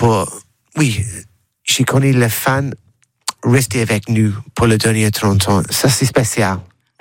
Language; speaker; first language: French; non-native, learner; English